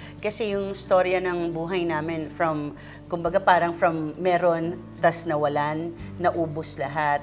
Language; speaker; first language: Filipino; non-native, local second language; Waray